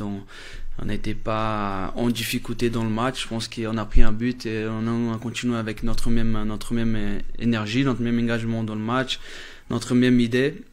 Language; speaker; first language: French; non-native, fluent; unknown